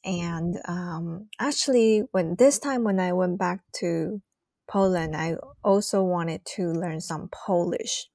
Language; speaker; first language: English; non-native, fluent; Chinese